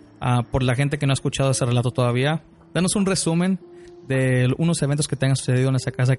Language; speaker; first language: Spanish; early bilingual, heritage; Spanish